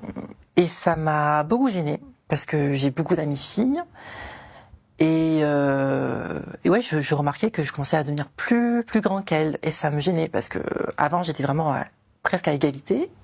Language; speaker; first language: French; native; French